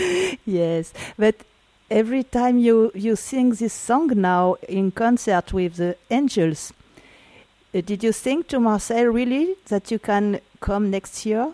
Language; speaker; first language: English; non-native, learner; French